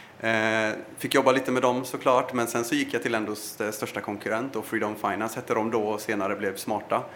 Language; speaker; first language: Swedish; early bilingual, other home language; Persian